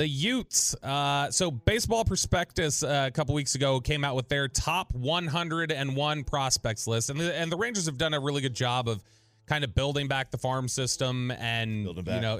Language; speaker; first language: English; native; English